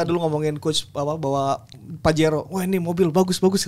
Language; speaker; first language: Indonesian; native; Indonesian